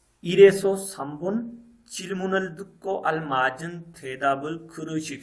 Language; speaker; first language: Korean; non-native, learner; Urdu